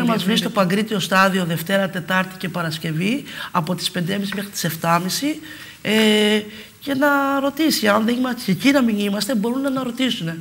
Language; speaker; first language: Greek; native; Greek